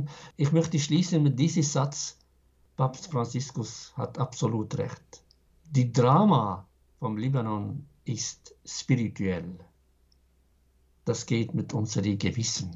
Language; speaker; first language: German; non-native, fluent; Arabic